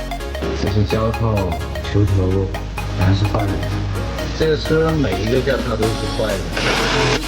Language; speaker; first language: Chinese; native; Chinese